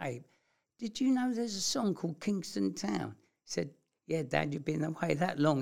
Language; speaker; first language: English; native; English